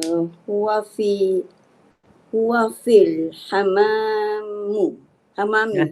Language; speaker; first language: Arabic; non-native, learner; Malay